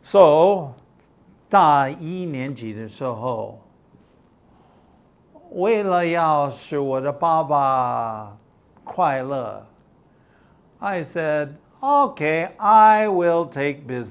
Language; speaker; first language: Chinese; non-native, fluent; English